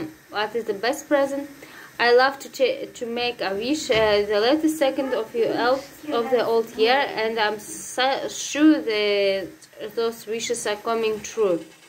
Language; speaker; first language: English; non-native, learner; Russian